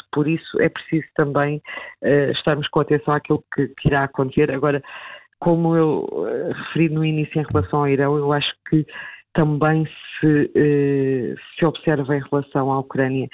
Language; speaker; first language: Portuguese; native; Portuguese